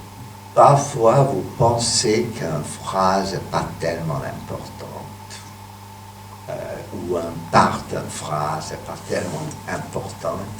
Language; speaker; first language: French; non-native, fluent; Hungarian